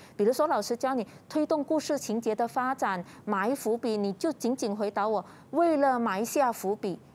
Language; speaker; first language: Chinese; native; Chinese